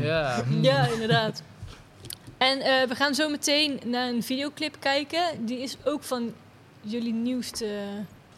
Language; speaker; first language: Dutch; native; Dutch